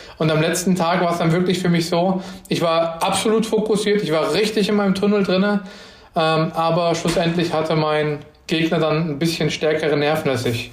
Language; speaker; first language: German; early bilingual, other home language; Turkish